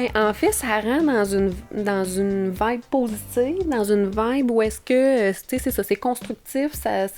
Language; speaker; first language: French; native; French